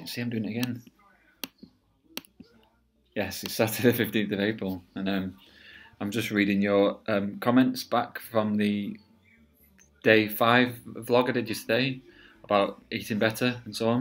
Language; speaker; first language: English; native; English